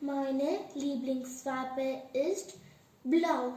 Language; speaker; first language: German; non-native, learner; Hindi